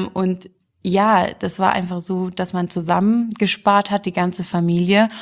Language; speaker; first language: German; early bilingual, other home language; Arabic